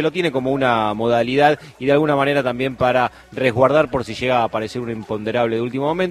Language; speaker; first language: Spanish; native; Spanish